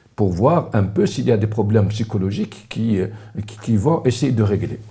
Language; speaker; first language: French; non-native, local second language; Arabic